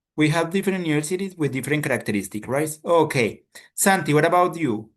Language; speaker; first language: English; non-native, fluent; Spanish